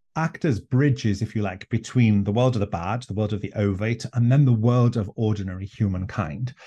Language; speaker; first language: English; non-native, local second language; Welsh